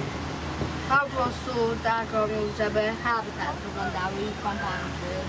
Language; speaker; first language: Polish; early bilingual, heritage; Polish